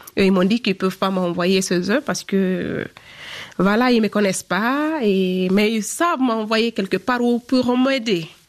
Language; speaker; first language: French; non-native, local second language; Fula